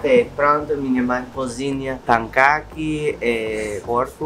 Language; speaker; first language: Portuguese; non-native, learner; English